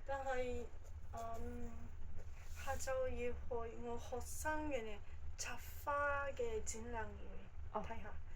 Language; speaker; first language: Cantonese; non-native, fluent; Japanese